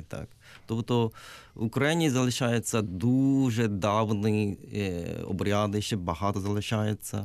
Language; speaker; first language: Ukrainian; non-native, learner; Japanese